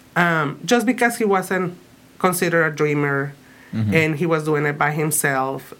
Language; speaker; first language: English; early bilingual, other home language; Spanish